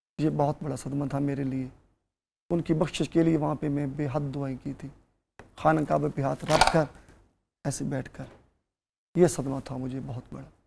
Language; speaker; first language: Urdu; non-native, local second language; Punjabi